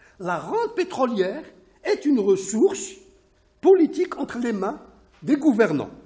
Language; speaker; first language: French; non-native, local second language; Arabic